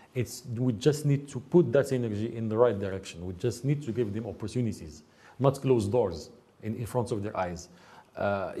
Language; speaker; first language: English; non-native, fluent; Arabic